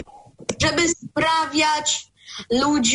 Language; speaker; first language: Polish; early bilingual, heritage; Polish